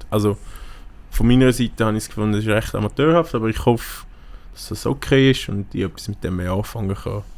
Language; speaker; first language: German; native; German